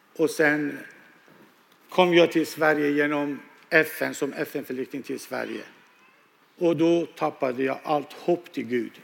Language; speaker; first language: Swedish; non-native, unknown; Persian